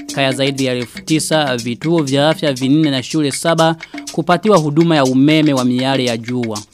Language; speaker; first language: Swahili; non-native, local second language; Rundi